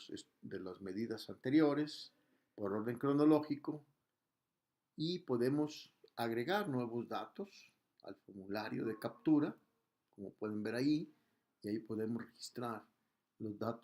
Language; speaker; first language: Spanish; native; Spanish